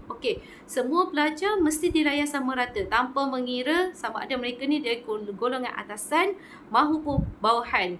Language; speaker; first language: Malay; native; Malay